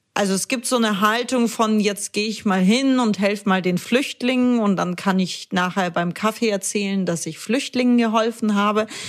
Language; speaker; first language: German; early bilingual, other home language; Russian